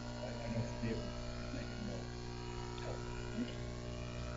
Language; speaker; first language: English; native; English